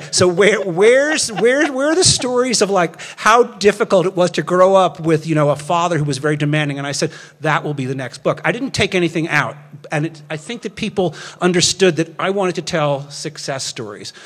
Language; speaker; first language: English; native; English